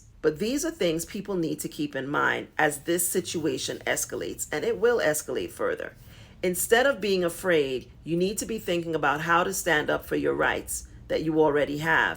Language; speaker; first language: English; native; English